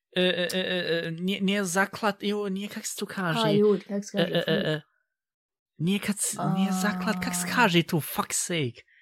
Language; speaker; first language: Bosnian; early bilingual, heritage; Bosnian